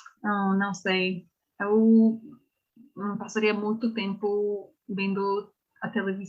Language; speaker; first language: Portuguese; non-native, learner; English